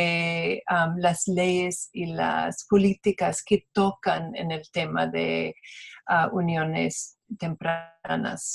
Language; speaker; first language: Spanish; non-native, fluent; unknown